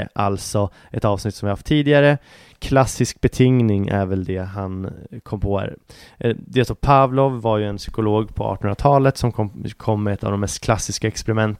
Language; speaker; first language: Swedish; native; Swedish